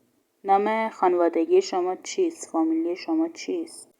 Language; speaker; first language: Persian; native; Persian